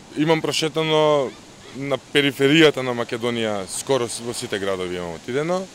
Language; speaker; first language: Macedonian; native; Macedonian